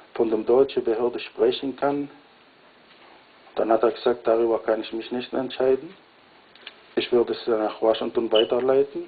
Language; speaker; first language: German; non-native, fluent; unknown